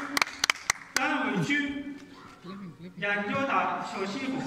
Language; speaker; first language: Chinese; non-native, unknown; Arabic